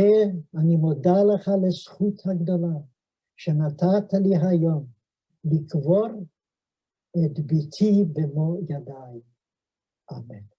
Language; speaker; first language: Hebrew; non-native, fluent; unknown